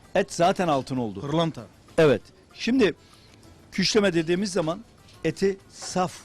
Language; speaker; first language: Turkish; native; Turkish